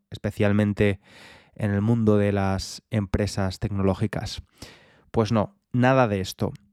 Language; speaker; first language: Spanish; native; Spanish